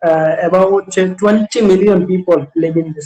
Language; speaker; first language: English; non-native, learner; Bangla